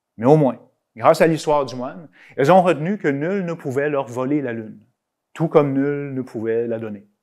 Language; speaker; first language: French; native; French